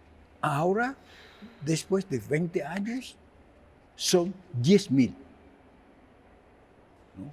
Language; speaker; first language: Spanish; non-native, fluent; Haitian Creole